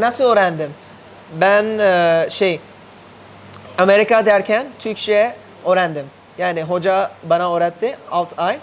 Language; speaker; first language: Turkish; non-native, learner; Thai